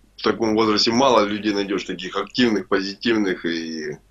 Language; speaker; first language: Russian; native; Russian